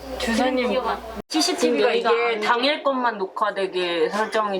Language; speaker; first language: Korean; native; Korean